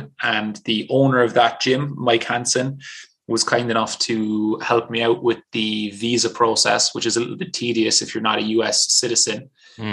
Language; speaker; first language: English; native; English